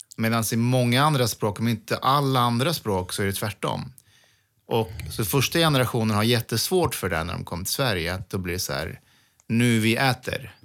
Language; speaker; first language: Swedish; early bilingual, other home language; Persian